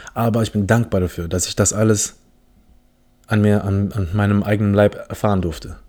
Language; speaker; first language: German; early bilingual, other home language; English